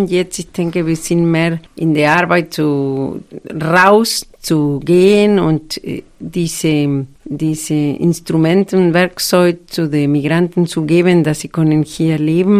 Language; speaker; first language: German; non-native, fluent; Spanish